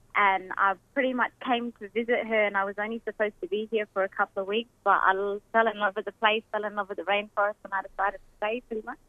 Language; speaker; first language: English; native; English